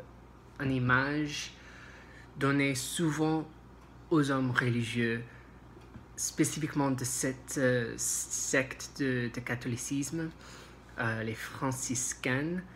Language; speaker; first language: French; non-native, learner; English